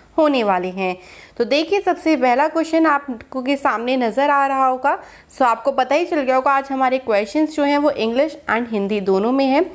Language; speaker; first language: Hindi; native; Hindi